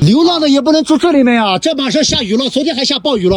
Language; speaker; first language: Chinese; native; Chinese